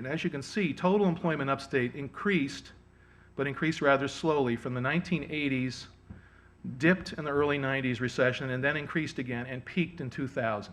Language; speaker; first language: English; native; English